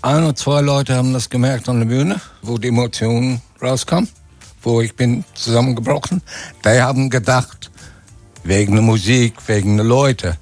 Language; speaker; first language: German; non-native, fluent; English